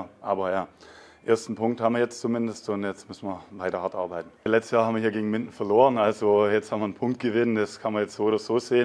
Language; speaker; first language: German; native; German